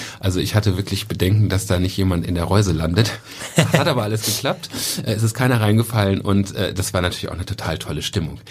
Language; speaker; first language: German; native; German